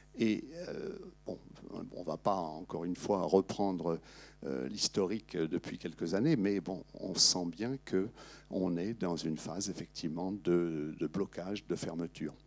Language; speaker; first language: French; native; French